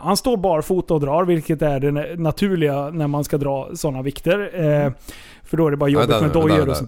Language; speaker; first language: Swedish; native; Swedish